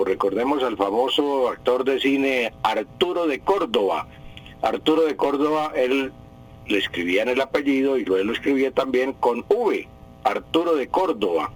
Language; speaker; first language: Spanish; native; Spanish